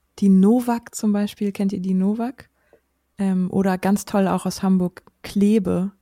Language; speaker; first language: German; native; German